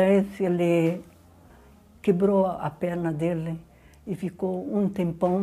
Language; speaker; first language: Portuguese; non-native, learner; Arabic